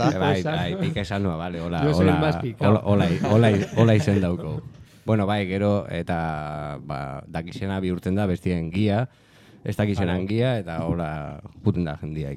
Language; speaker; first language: Basque; native; Basque